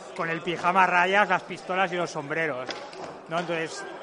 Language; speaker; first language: Spanish; non-native, local second language; Catalan